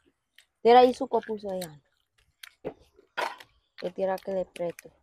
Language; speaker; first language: Portuguese; non-native, learner; Vietnamese